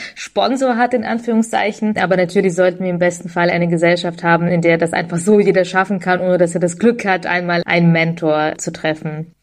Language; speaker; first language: German; early bilingual, other home language; Russian